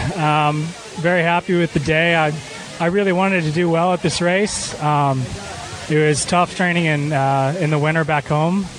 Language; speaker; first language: English; native; English